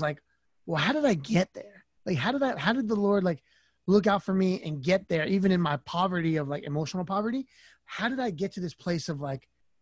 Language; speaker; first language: English; native; English